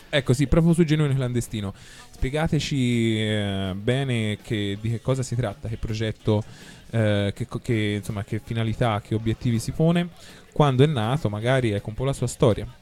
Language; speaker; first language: Italian; native; Italian